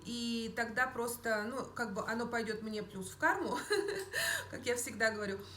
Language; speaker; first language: Russian; native; Russian